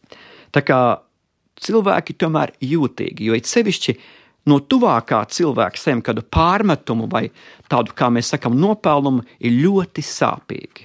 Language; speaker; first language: Latvian; native; Latvian